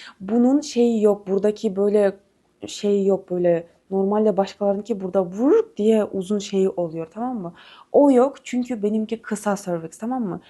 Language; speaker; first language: Turkish; non-native, fluent; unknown